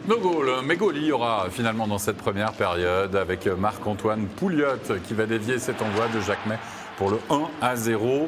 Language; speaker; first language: French; native; French